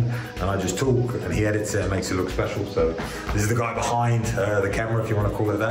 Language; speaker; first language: English; native; English